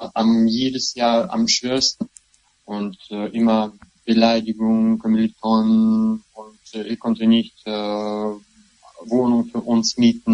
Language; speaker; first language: German; non-native, learner; Russian